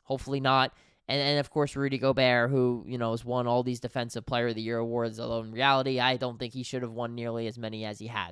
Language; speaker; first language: English; native; English